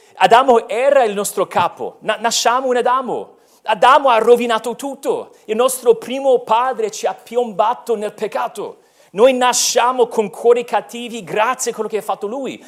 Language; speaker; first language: Italian; non-native, fluent; English